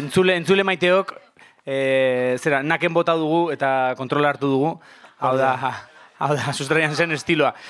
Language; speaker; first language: Basque; non-native, local second language; Spanish